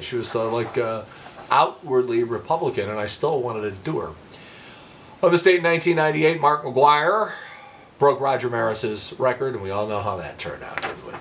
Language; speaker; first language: English; native; English